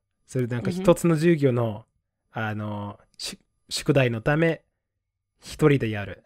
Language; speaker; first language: Japanese; non-native, fluent; English